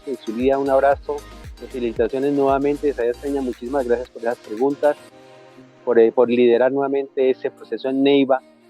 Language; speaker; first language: Spanish; native; Spanish